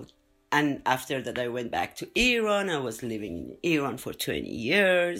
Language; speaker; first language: English; non-native, fluent; Persian